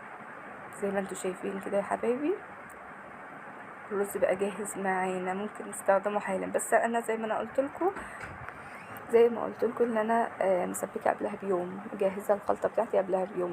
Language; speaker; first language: Arabic; native; Arabic